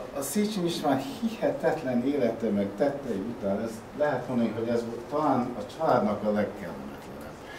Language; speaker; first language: Hungarian; early bilingual, heritage; Hungarian